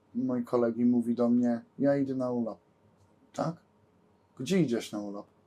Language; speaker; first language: Polish; non-native, learner; English